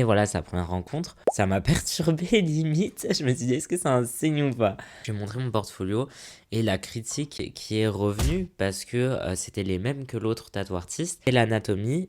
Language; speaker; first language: French; native; French